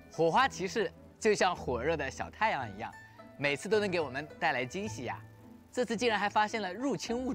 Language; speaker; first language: Chinese; native; Chinese